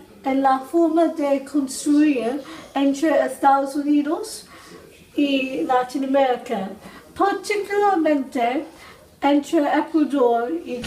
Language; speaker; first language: Spanish; non-native, learner; English